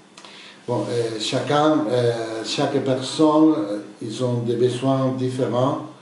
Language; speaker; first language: French; non-native, fluent; Spanish